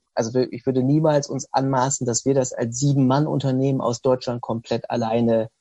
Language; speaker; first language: German; native; German